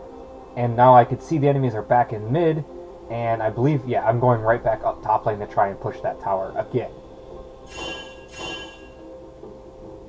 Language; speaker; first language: English; native; English